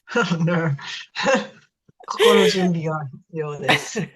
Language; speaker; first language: Japanese; non-native, fluent; English